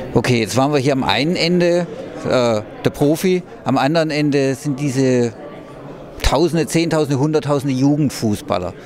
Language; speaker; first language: German; native; German